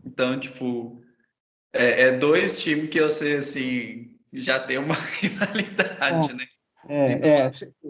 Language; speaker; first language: Portuguese; native; Portuguese